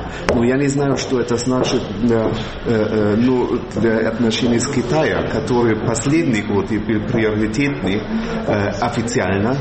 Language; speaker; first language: Russian; non-native, fluent; German